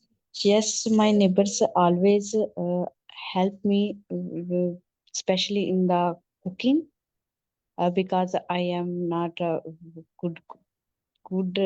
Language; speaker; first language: English; non-native, learner; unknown